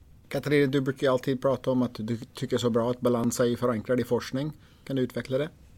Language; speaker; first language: Swedish; non-native, fluent; English